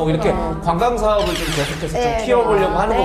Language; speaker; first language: Korean; native; Korean